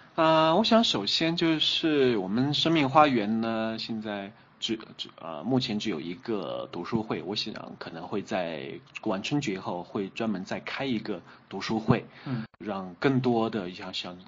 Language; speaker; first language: Chinese; native; Chinese